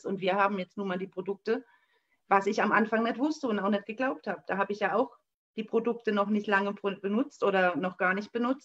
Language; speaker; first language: German; native; German